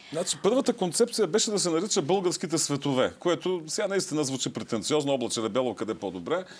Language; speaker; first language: Bulgarian; native; Bulgarian